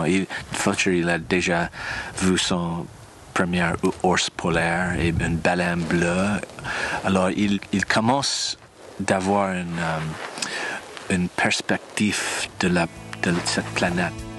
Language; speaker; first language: French; non-native, learner; English